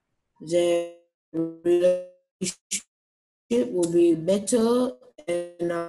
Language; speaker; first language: English; non-native, learner; Vietnamese